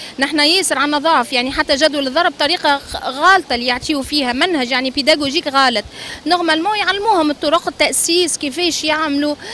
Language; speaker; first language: Arabic; native; Arabic